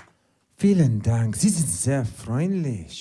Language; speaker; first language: German; non-native, learner; English